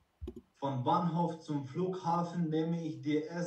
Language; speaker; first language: German; non-native, learner; Bosnian